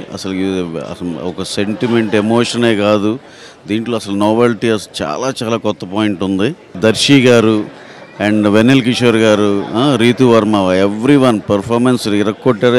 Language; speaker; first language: Telugu; native; Telugu